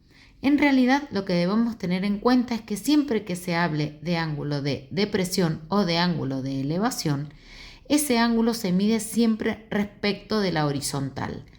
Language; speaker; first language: Spanish; native; Spanish